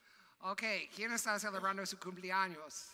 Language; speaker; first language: Spanish; non-native, learner; English